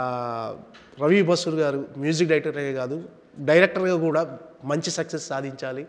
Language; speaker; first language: Telugu; native; Telugu